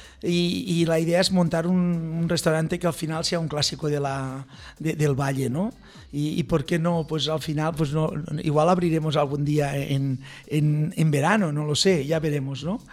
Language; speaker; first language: Spanish; non-native, local second language; Catalan